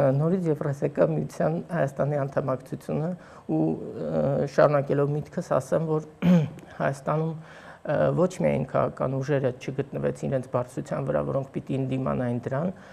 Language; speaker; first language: Armenian; native; Armenian